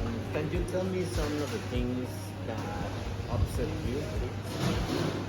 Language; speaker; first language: English; non-native, learner; Spanish